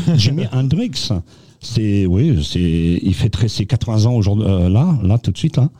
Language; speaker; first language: French; non-native, local second language; Swiss German